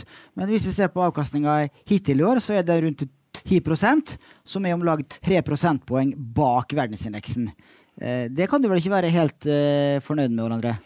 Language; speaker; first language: Norwegian; native; Norwegian